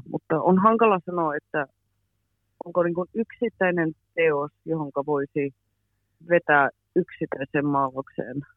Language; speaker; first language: Finnish; early bilingual, heritage; English